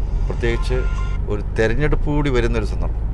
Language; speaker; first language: Malayalam; native; Malayalam